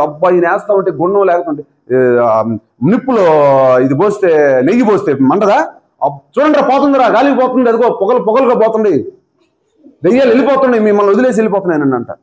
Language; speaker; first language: Telugu; native; Telugu